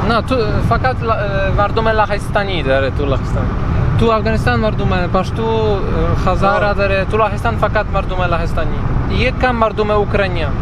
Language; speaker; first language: Persian; non-native, learner; Polish